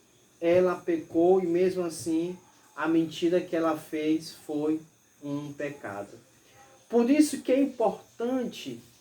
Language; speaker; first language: Portuguese; native; Portuguese